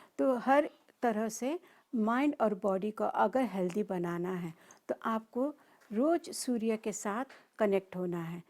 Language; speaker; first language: Hindi; non-native, local second language; Marathi